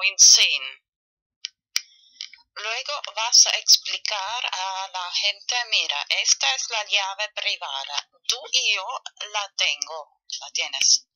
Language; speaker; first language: Spanish; non-native, fluent; German